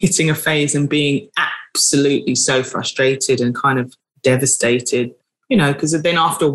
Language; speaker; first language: English; native; English